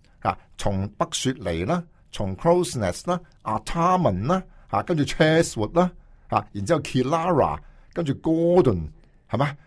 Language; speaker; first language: Cantonese; native; Cantonese